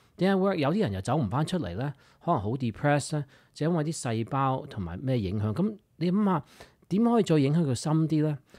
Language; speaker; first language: Cantonese; early bilingual, heritage; Cantonese